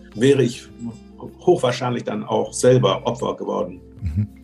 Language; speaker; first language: German; native; German